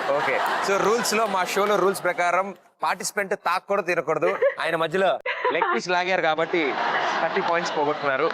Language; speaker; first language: Telugu; native; Telugu